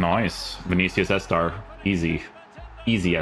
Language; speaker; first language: English; native; English